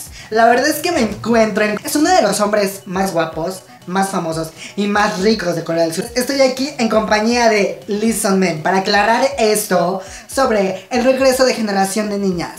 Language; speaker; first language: Spanish; native; Spanish